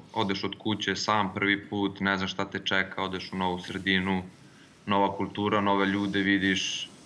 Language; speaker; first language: Serbian; early bilingual, heritage; Serbian